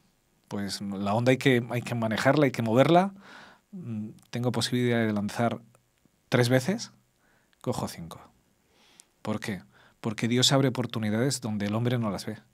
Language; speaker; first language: Spanish; native; Spanish